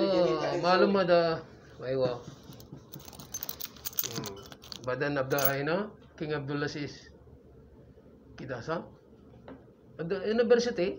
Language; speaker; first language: Arabic; non-native, learner; Filipino